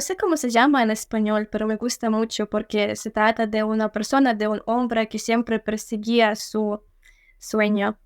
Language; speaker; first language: Spanish; non-native, fluent; Ukrainian